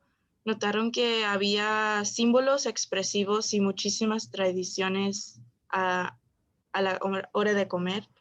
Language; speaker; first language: Spanish; early bilingual, heritage; Spanish